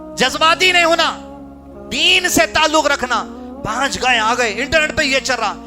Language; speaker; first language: Urdu; native; Urdu